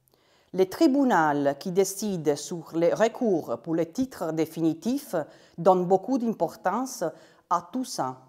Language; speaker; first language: French; non-native, fluent; Italian